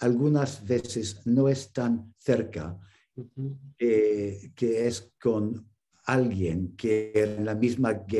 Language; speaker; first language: Spanish; non-native, fluent; English